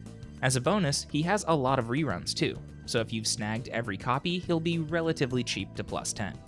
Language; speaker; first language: English; native; English